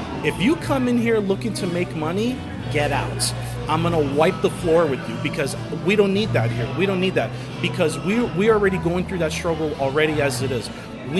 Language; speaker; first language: English; native; English